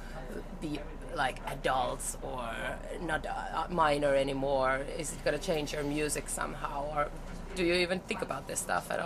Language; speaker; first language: English; non-native, fluent; Finnish